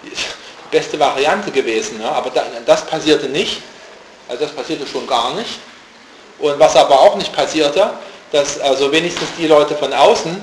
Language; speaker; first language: German; native; German